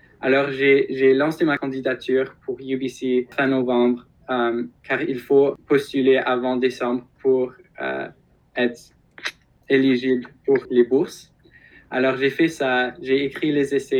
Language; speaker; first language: French; non-native, local second language; English